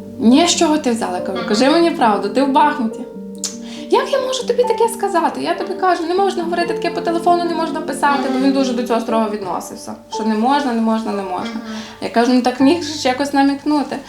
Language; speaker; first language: Ukrainian; native; Ukrainian